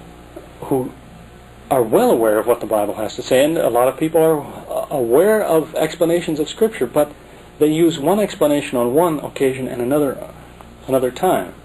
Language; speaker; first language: English; native; English